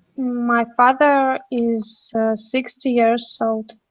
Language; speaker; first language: English; non-native, learner; Russian